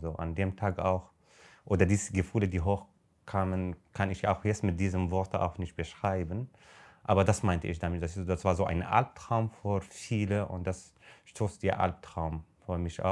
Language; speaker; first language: German; non-native, fluent; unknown